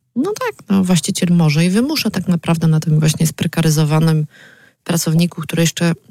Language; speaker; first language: Polish; native; Polish